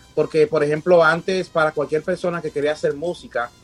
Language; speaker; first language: Spanish; native; Spanish